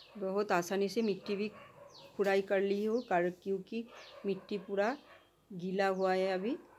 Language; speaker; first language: Hindi; non-native, local second language; Bangla